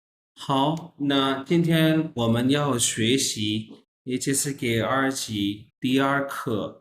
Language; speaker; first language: Chinese; non-native, fluent; Urdu